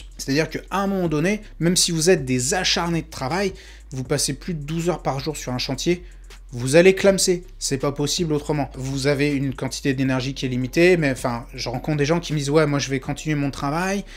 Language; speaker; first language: French; native; French